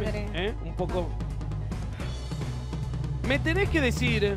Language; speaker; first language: Spanish; native; Spanish